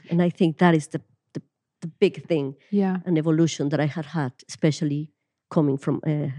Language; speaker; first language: English; non-native, fluent; Spanish